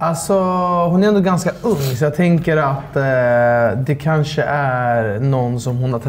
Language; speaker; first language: Swedish; native; Swedish